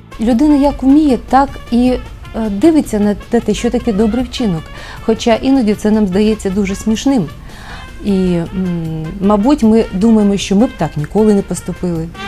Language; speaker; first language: Ukrainian; non-native, local second language; Russian